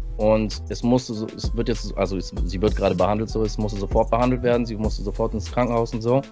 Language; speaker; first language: German; early bilingual, other home language; English